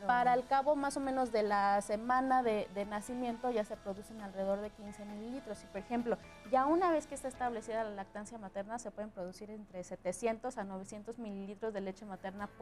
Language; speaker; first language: Spanish; native; Spanish